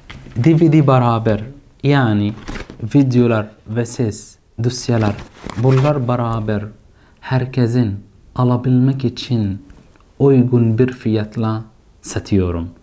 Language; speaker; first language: Turkish; non-native, fluent; Arabic